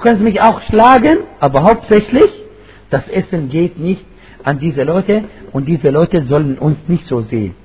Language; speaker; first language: German; non-native, fluent; Arabic